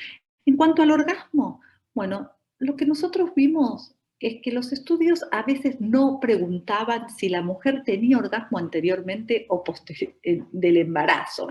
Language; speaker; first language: Spanish; native; Spanish